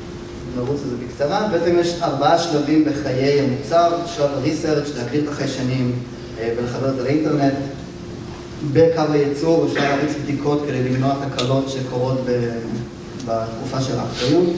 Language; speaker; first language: Hebrew; native; Hebrew